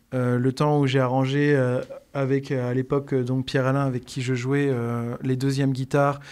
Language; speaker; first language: French; native; French